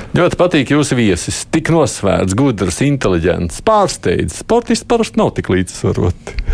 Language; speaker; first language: Latvian; native; Latvian